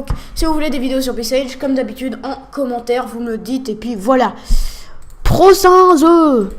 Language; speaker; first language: French; native; French